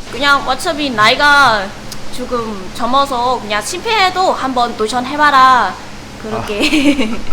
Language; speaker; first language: Korean; non-native, fluent; Vietnamese